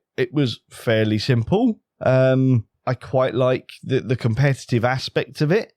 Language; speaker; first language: English; native; English